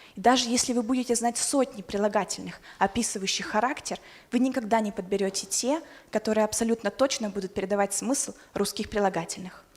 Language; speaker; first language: Russian; native; Russian